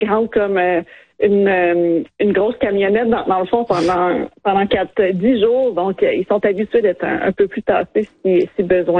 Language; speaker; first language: French; native; French